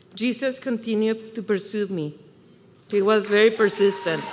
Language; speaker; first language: English; non-native, fluent; Spanish